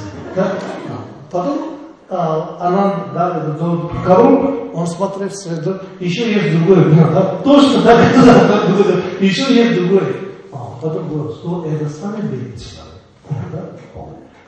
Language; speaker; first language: Russian; non-native, learner; Tibetan